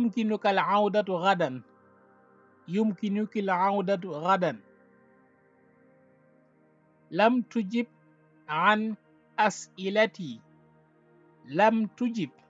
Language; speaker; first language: Arabic; non-native, fluent; Wolof